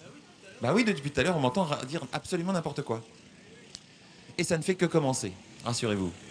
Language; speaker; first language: French; native; French